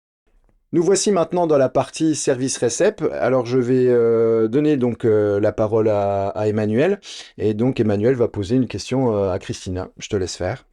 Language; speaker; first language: French; native; French